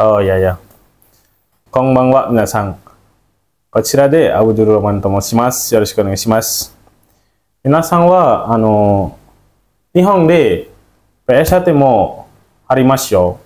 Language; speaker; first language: Japanese; non-native, learner; Indonesian